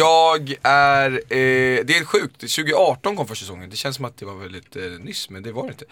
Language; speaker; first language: Swedish; native; Swedish